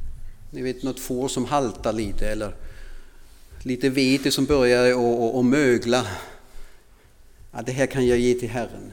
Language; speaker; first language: Swedish; non-native, fluent; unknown